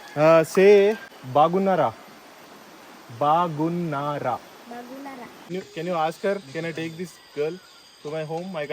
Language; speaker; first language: English; non-native, local second language; Telugu